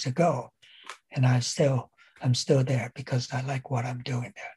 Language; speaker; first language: English; non-native, local second language; Cantonese